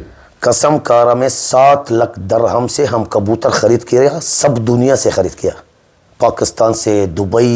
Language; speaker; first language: Hindi; non-native, learner; Arabic